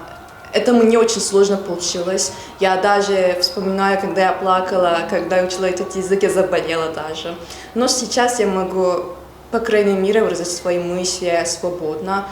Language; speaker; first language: Russian; non-native, fluent; Turkish